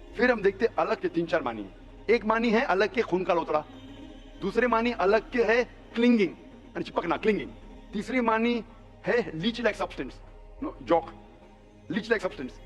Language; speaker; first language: Hindi; non-native, local second language; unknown